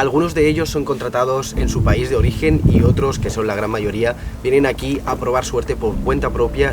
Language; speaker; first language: Spanish; native; Spanish